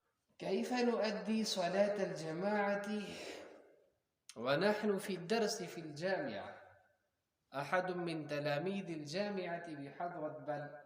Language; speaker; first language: Arabic; non-native, fluent; Urdu